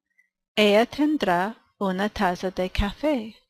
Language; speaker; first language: Spanish; non-native, fluent; English